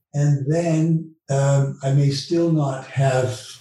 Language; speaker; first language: English; early bilingual, other home language; Dutch